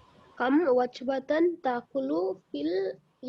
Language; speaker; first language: Arabic; non-native, learner; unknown